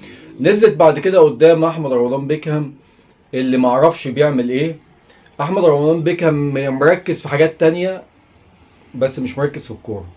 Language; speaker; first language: Arabic; native; Arabic